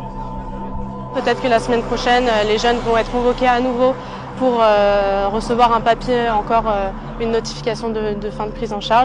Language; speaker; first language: French; native; French